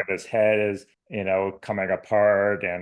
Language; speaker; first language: English; native; English